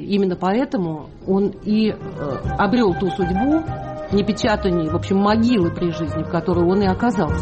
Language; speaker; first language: Russian; native; Russian